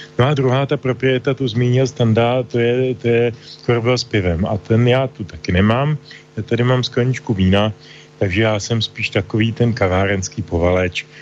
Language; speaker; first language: Czech; native; Czech